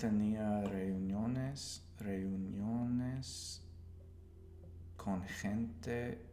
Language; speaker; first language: Spanish; non-native, learner; English